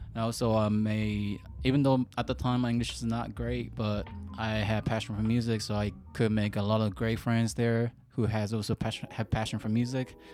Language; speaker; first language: English; non-native, fluent; Japanese